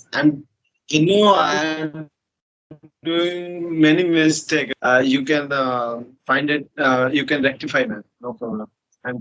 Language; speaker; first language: English; non-native, learner; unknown